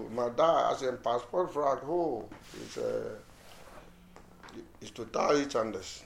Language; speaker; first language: Dutch; non-native, learner; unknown